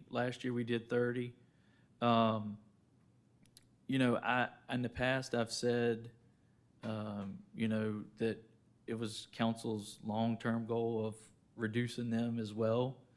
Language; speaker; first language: English; native; English